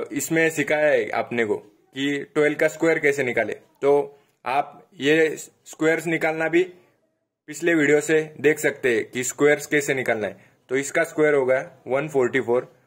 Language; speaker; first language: Hindi; non-native, local second language; Marathi